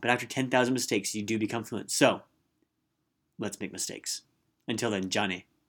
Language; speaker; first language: English; native; English